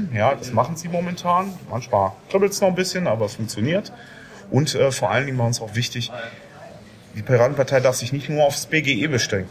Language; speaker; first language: German; native; German